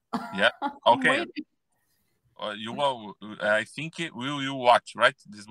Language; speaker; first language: English; non-native, learner; Portuguese